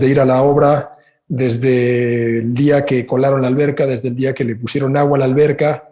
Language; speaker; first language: Spanish; native; Spanish